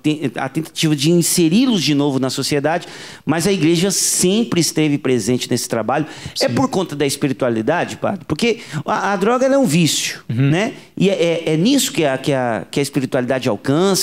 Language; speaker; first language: Portuguese; native; Portuguese